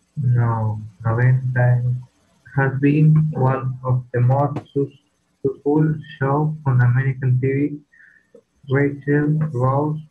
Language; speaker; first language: English; non-native, fluent; Spanish